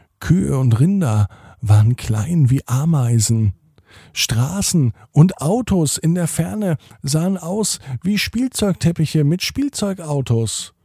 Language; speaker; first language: German; native; German